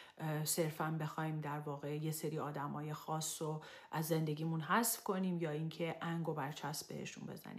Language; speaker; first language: Persian; native; Persian